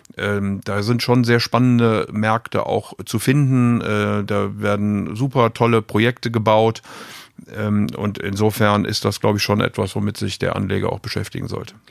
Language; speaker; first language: German; native; German